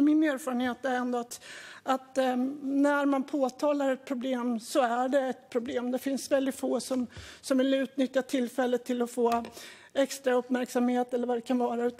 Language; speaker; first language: Swedish; native; Swedish